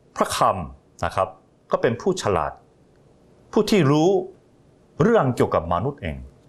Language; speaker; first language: Thai; non-native, fluent; Korean